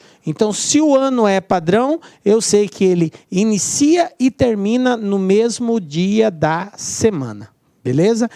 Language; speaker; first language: Portuguese; native; Portuguese